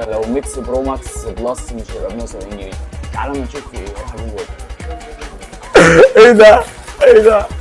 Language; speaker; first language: Arabic; native; Arabic